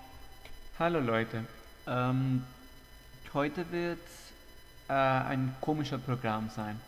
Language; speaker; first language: German; non-native, fluent; Spanish